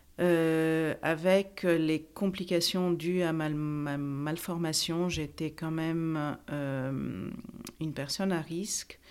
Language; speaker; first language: French; non-native, fluent; Italian